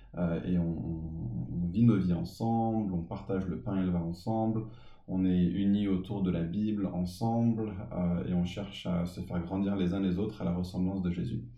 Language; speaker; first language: French; early bilingual, other home language; English